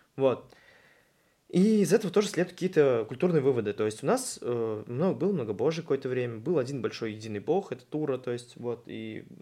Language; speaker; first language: Russian; native; Russian